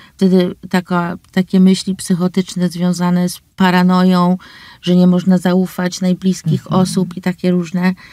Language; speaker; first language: Polish; early bilingual, heritage; English